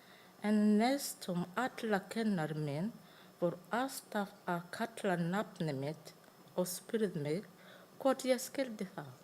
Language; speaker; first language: Icelandic; non-native, learner; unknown